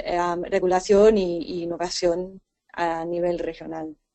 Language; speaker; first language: Spanish; non-native, fluent; English